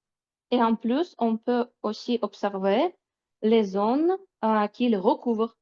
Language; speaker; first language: French; non-native, fluent; Russian